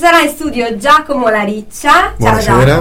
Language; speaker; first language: Italian; native; Italian